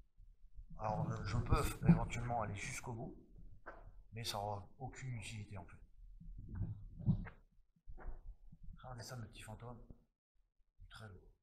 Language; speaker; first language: French; native; French